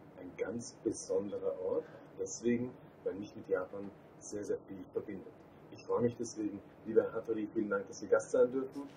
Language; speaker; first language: German; native; German